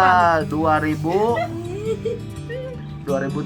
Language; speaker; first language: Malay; non-native, local second language; Sundanese